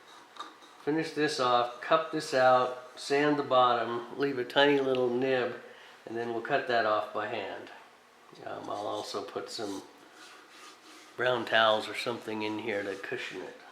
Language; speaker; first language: English; native; English